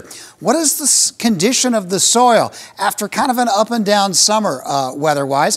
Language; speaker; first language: English; native; English